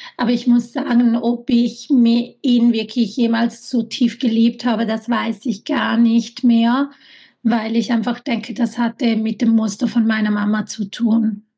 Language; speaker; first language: German; early bilingual, other home language; Italian